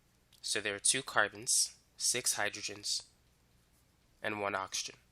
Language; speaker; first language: English; native; English